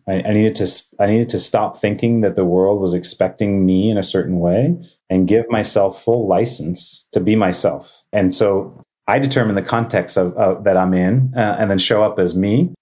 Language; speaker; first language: English; native; English